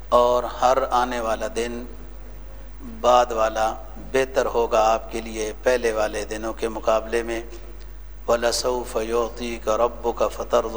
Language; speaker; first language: Urdu; native; Urdu